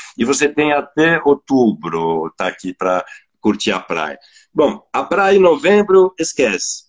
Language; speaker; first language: Portuguese; non-native, fluent; French